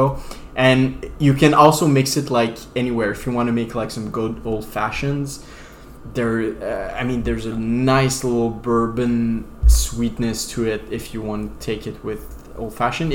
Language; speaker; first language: English; non-native, fluent; French